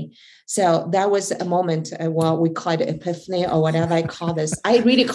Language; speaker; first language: English; non-native, fluent; Chinese